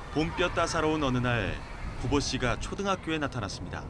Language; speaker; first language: Korean; native; Korean